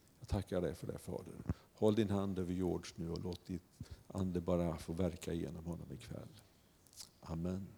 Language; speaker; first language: Swedish; native; Swedish